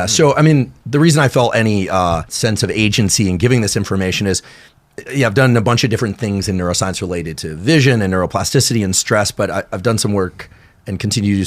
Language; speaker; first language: English; native; English